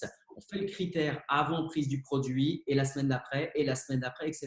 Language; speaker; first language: French; native; French